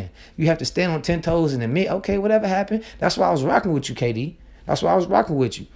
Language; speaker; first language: English; native; English